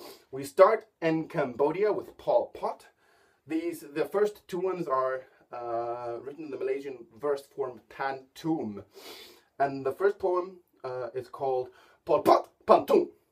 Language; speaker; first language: English; non-native, fluent; Icelandic